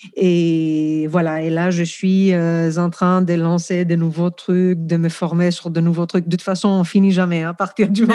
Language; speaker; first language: French; non-native, fluent; Greek